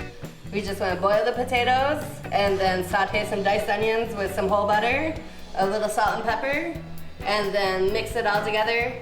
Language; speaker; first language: English; native; English